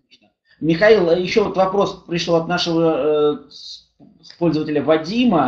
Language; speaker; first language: Russian; native; Russian